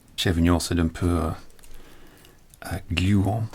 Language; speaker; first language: French; non-native, learner; English